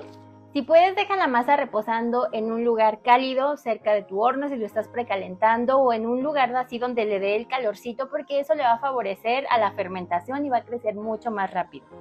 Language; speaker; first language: Spanish; native; Spanish